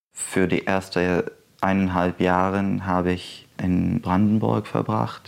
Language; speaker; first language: German; non-native, fluent; Arabic